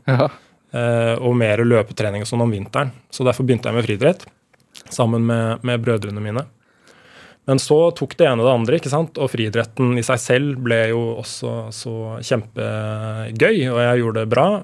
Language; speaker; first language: Norwegian; native; Norwegian